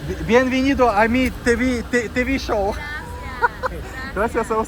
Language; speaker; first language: Spanish; non-native, learner; Russian